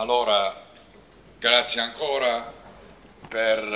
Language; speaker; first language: Italian; non-native, learner; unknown